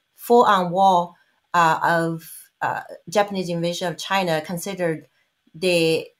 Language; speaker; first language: English; non-native, fluent; Chinese